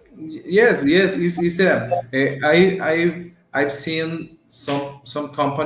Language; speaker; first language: English; non-native, learner; Spanish